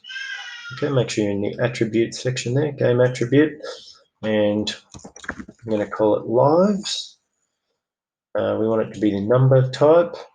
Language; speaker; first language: English; native; English